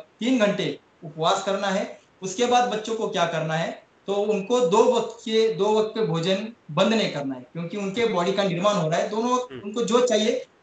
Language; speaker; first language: Hindi; non-native, local second language; Marathi